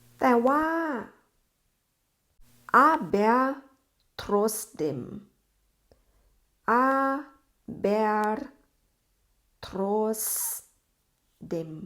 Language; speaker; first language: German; non-native, fluent; Thai